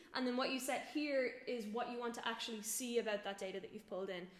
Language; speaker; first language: English; native; English